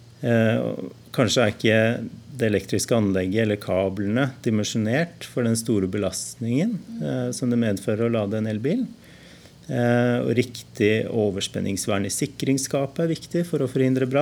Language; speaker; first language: Norwegian; native; Norwegian